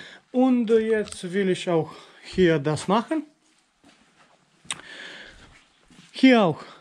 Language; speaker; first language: German; non-native, learner; Romanian